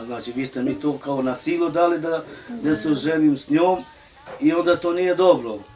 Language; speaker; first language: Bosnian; non-native, local second language; Romany